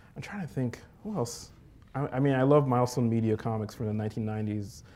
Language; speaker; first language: English; early bilingual, other home language; Haitian Creole